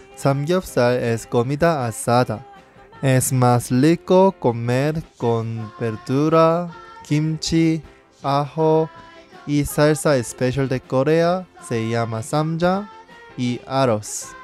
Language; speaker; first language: Spanish; non-native, learner; Korean